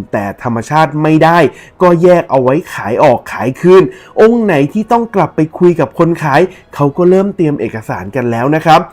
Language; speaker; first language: Thai; native; Thai